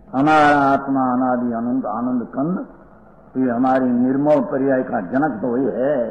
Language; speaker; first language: Hindi; non-native, local second language; Gujarati